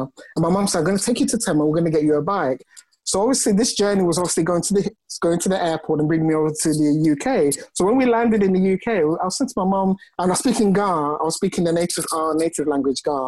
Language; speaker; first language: English; non-native, local second language; Ga